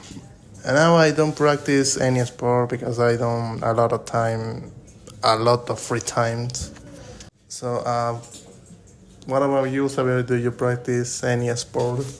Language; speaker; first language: English; non-native, learner; Spanish